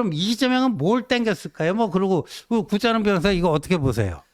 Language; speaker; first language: Korean; native; Korean